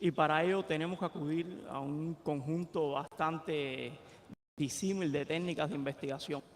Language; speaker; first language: Spanish; native; Spanish